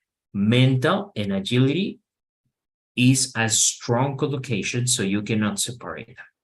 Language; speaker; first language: English; non-native, fluent; Spanish